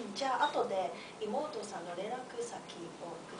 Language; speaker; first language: Japanese; non-native, learner; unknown